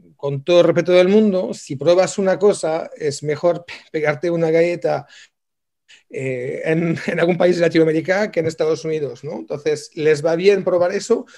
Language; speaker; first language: Spanish; non-native, fluent; French